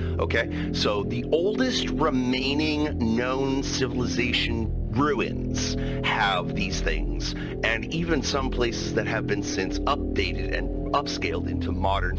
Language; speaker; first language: English; native; English